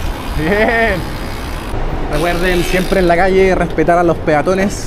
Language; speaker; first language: Spanish; native; Spanish